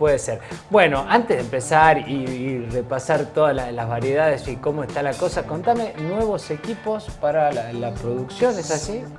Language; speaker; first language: Spanish; native; Spanish